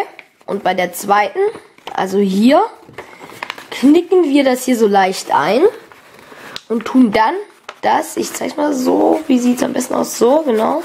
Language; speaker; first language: German; native; German